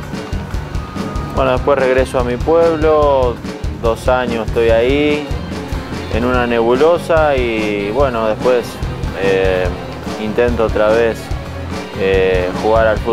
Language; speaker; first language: Spanish; native; Spanish